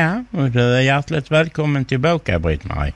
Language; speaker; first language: Swedish; native; Swedish